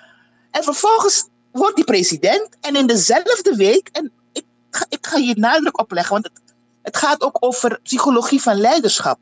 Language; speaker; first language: Dutch; native; Dutch